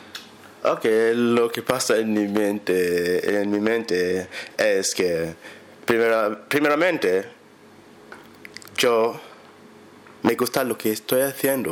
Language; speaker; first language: Spanish; non-native, learner; English